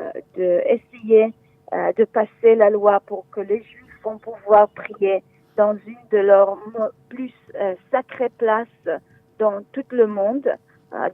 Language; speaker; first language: French; non-native, fluent; Hebrew